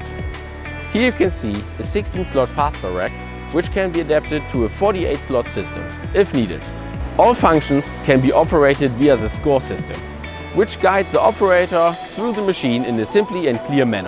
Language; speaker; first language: English; non-native, fluent; German